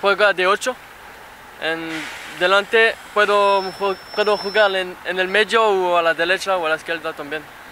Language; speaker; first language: Spanish; non-native, learner; French